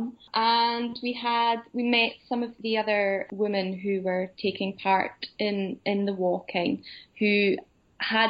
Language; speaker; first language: English; native; English